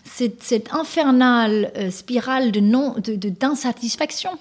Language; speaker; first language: French; non-native, fluent; Danish